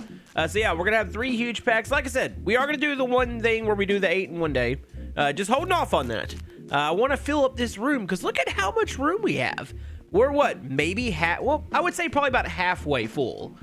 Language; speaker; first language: English; native; English